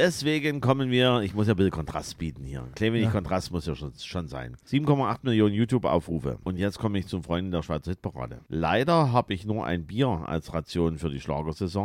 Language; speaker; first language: German; native; German